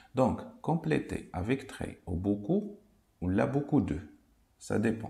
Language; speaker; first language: French; non-native, local second language; Arabic